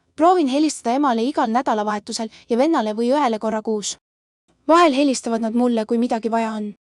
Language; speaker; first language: Estonian; non-native, learner; Bangla